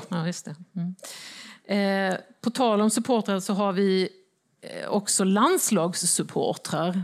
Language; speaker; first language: Swedish; native; Swedish